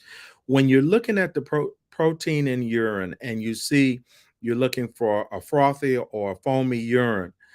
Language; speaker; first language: English; native; English